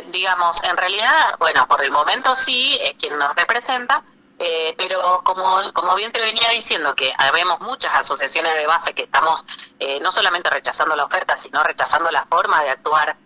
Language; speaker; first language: Spanish; native; Spanish